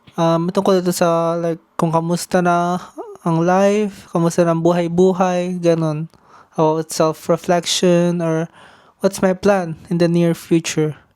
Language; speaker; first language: Filipino; native; Filipino